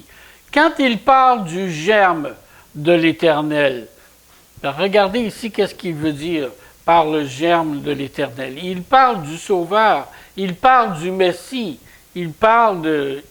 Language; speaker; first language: French; native; French